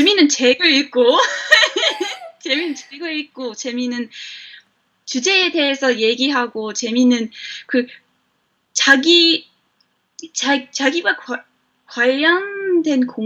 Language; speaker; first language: Korean; non-native, fluent; English